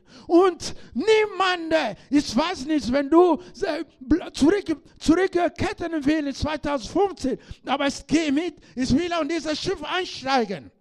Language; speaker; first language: German; non-native, learner; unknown